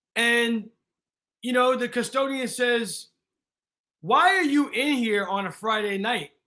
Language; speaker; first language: English; native; English